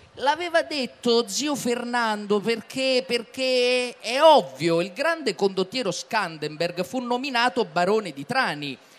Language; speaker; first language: Italian; native; Italian